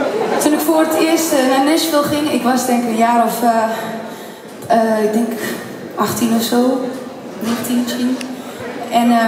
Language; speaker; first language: Dutch; native; Dutch